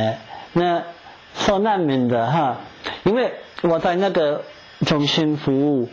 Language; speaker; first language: Chinese; non-native, fluent; English